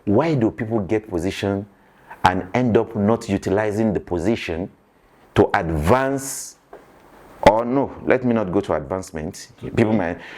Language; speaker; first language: English; non-native, local second language; Yoruba